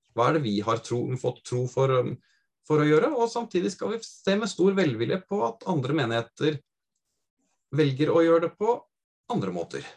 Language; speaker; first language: Norwegian; native; Norwegian